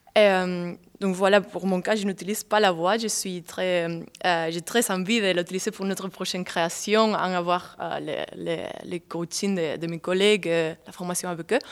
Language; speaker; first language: French; non-native, fluent; Spanish